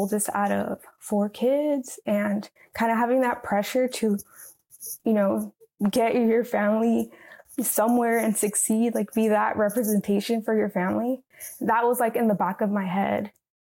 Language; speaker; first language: English; native; English